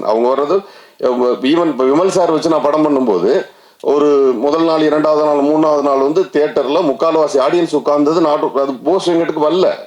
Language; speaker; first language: Tamil; native; Tamil